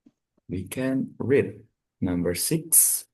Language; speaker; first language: English; non-native, fluent; Indonesian